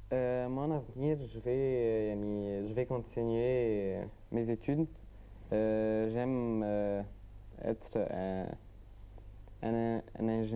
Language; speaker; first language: French; non-native, learner; Arabic